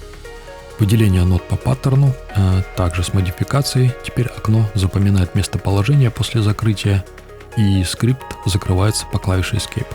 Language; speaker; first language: Russian; native; Russian